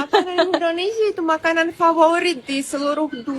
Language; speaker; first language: Indonesian; non-native, learner; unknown